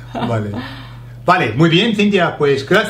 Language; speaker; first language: Spanish; non-native, fluent; English